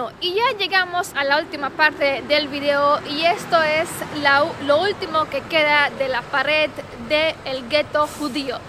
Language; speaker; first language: Spanish; non-native, fluent; Romanian